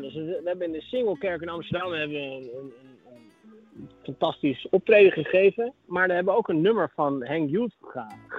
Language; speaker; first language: Dutch; native; Dutch